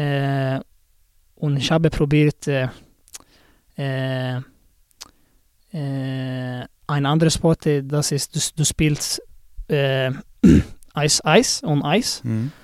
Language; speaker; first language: German; non-native, learner; Swedish